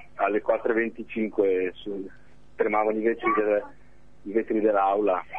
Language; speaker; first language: Italian; native; Italian